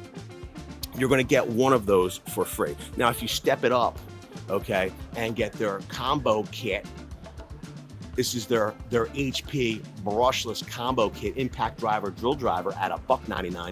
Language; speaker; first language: English; native; English